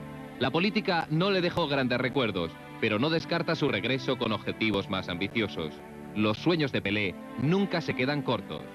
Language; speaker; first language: Spanish; native; Spanish